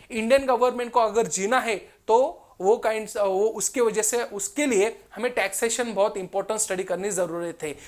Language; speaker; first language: Hindi; non-native, local second language; Marathi